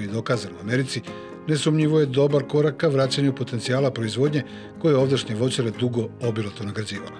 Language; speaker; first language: Serbian; native; Serbian